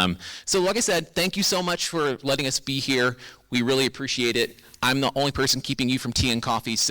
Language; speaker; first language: English; native; English